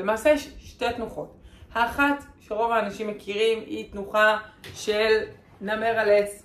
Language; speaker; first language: Hebrew; native; Hebrew